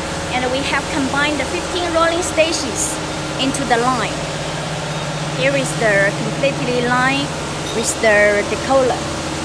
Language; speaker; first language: English; non-native, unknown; Chinese